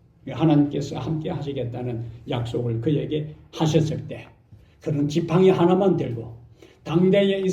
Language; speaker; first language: Korean; native; Korean